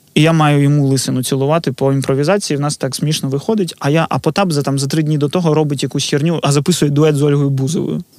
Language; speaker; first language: Ukrainian; non-native, local second language; Russian